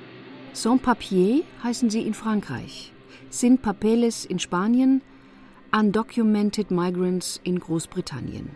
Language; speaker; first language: German; native; German